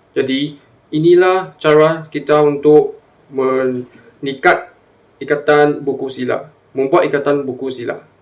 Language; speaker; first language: Malay; non-native, local second language; Chinese